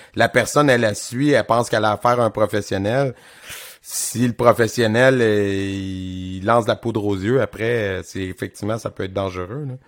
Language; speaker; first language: French; native; French